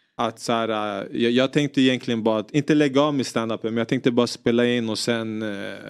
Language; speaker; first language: Swedish; early bilingual, other home language; Greek